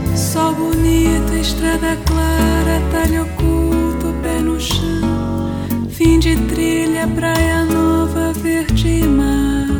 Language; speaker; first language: English; early bilingual, other home language; Portuguese